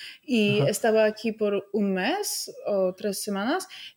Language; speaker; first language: Spanish; non-native, fluent; English